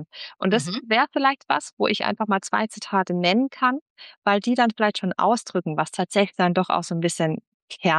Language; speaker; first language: German; native; German